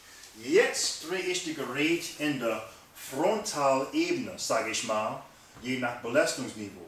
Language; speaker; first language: German; non-native, fluent; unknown